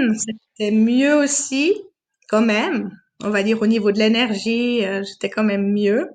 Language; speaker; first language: French; native; French